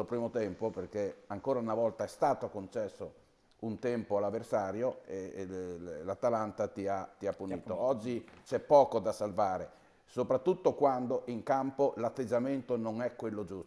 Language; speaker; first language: Italian; native; Italian